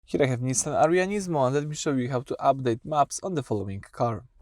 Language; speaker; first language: English; non-native, fluent; Polish